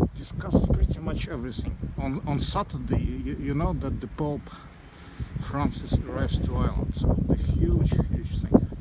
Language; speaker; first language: English; non-native, fluent; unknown